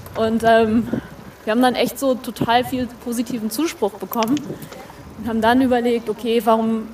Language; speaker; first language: German; native; German